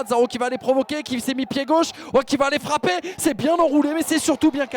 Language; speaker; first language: French; native; French